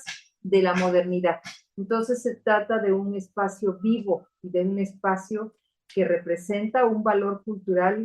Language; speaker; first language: Spanish; native; Spanish